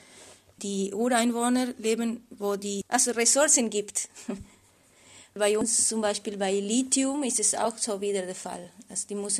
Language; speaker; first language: German; non-native, fluent; Spanish